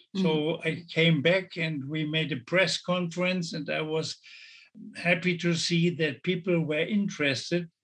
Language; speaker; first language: English; non-native, fluent; German